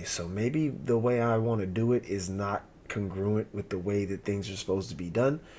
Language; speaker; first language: English; native; English